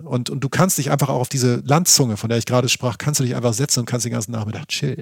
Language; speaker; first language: German; native; German